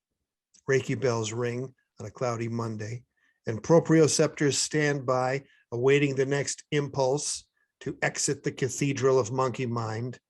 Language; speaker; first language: English; native; English